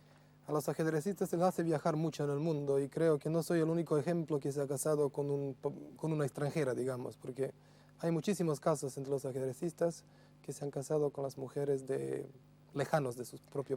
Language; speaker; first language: Spanish; non-native, fluent; Serbian